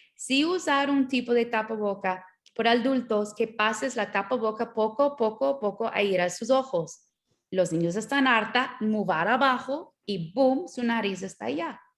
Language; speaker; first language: Spanish; non-native, learner; English